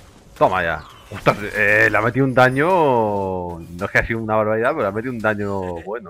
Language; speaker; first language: Spanish; native; Spanish